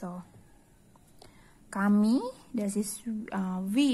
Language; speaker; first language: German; non-native, fluent; Indonesian